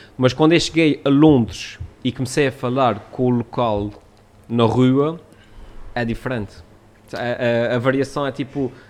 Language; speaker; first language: Portuguese; native; Portuguese